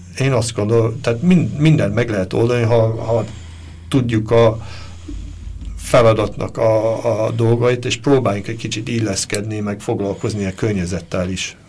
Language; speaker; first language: Hungarian; early bilingual, heritage; Hungarian